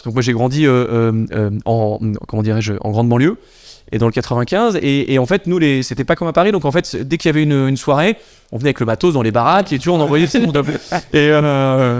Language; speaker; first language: French; native; French